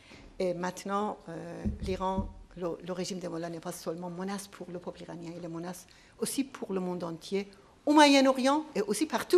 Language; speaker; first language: French; non-native, fluent; Persian